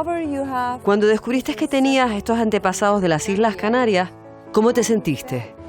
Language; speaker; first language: Spanish; native; Spanish